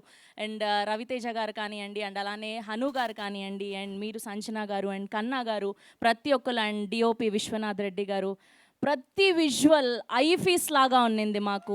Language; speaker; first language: Telugu; native; Telugu